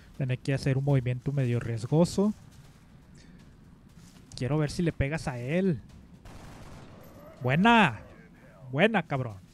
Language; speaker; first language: Spanish; native; Spanish